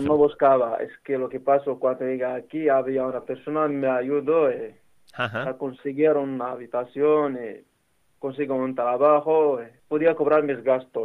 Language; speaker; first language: Spanish; non-native, learner; Arabic